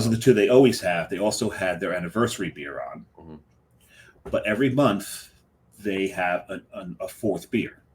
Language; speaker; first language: English; native; English